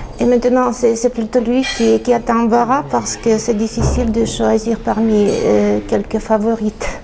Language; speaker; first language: French; non-native, fluent; Russian